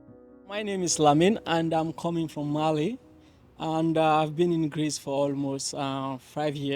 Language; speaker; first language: English; non-native, fluent; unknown